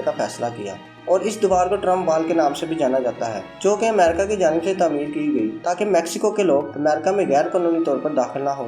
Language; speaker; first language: Urdu; native; Urdu